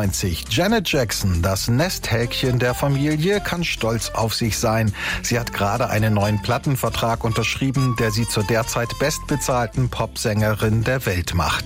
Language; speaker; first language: German; native; German